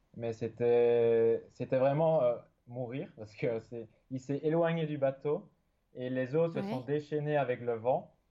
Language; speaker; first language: French; native; French